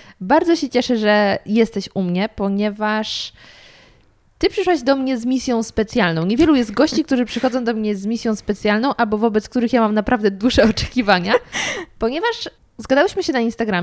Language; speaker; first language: Polish; native; Polish